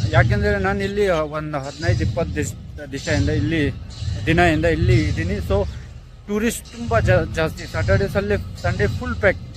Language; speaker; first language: Kannada; non-native, local second language; Ladakhi